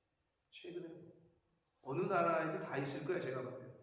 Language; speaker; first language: Korean; native; Korean